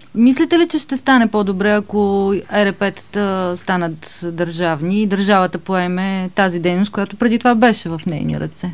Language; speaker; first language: Bulgarian; native; Bulgarian